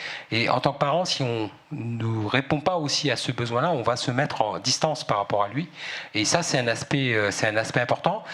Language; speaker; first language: French; native; French